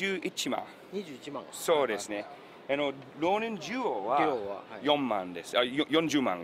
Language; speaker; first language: Japanese; non-native, learner; English